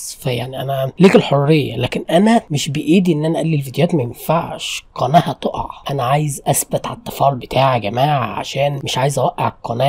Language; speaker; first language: Arabic; native; Arabic